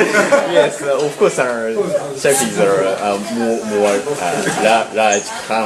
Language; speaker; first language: English; non-native, learner; Japanese